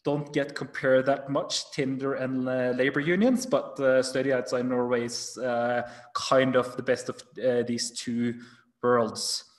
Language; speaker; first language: English; non-native, fluent; Norwegian